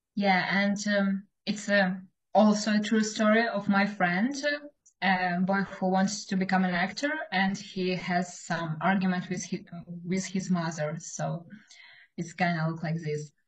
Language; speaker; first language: English; non-native, fluent; Ukrainian